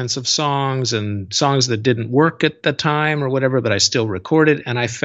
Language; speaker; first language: English; native; English